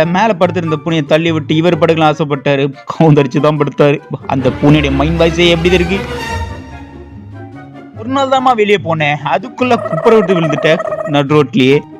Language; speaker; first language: Tamil; native; Tamil